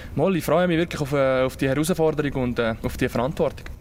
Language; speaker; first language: German; native; German